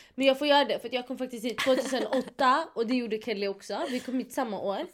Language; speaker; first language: Swedish; early bilingual, other home language; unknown